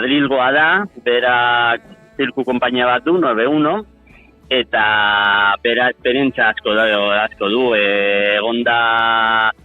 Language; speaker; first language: Basque; non-native, local second language; Spanish